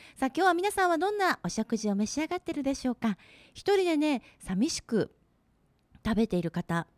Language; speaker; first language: Japanese; native; Japanese